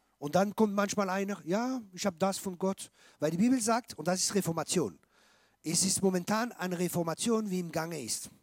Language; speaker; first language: German; non-native, fluent; French